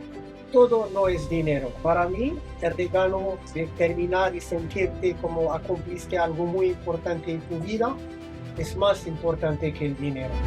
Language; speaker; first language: Spanish; non-native, fluent; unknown